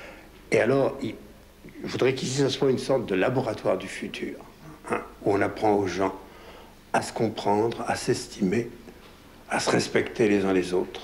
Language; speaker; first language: French; native; French